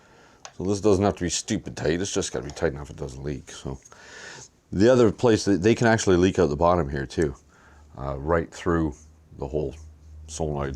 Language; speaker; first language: English; native; English